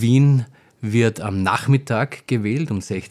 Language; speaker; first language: German; native; German